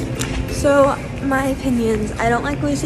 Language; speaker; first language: English; native; English